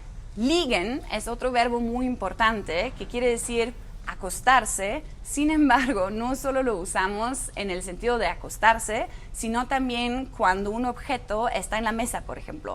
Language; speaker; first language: Spanish; non-native, fluent; German